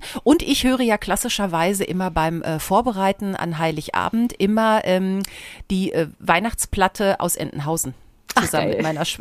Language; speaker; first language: German; native; German